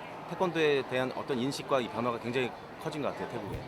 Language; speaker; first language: Korean; native; Korean